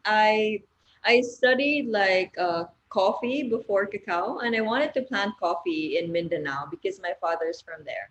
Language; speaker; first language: English; non-native, local second language; Cebuano